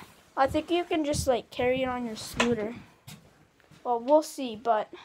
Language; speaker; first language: English; native; English